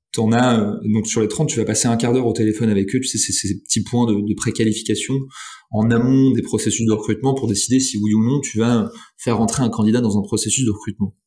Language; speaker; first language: French; native; French